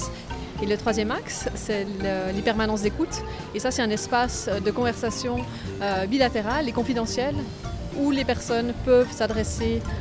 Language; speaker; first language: French; native; French